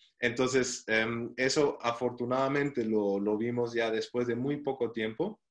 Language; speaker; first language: Spanish; non-native, fluent; German